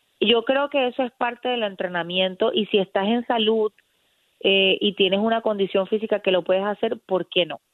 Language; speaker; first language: Spanish; native; Spanish